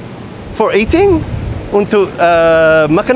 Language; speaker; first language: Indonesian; non-native, learner; English